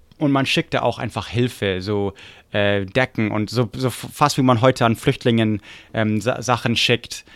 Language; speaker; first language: German; non-native, fluent; English